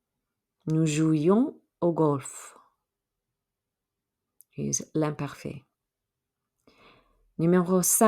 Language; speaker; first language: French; non-native, fluent; English